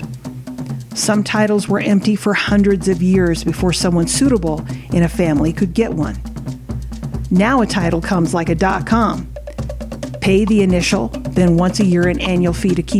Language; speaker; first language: English; early bilingual, other home language; Samoan